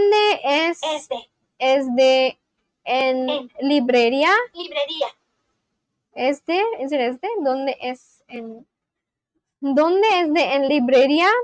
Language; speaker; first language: Spanish; non-native, learner; English